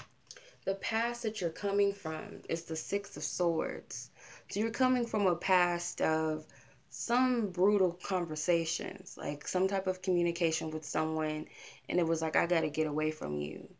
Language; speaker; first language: English; native; English